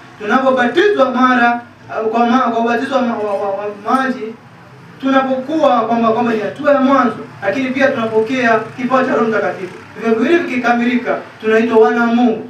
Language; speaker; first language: Swahili; native; Swahili